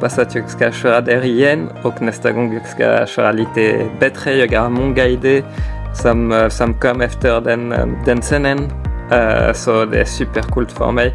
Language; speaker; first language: Swedish; early bilingual, heritage; French